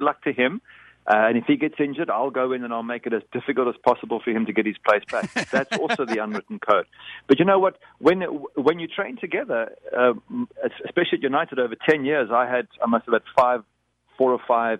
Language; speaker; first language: English; native; English